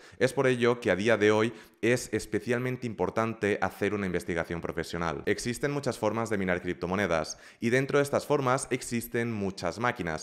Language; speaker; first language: Spanish; native; Spanish